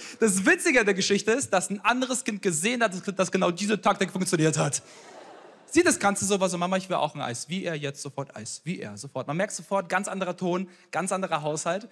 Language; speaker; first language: German; early bilingual, other home language; Ukrainian